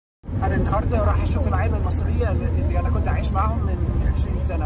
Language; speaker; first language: Arabic; non-native, fluent; English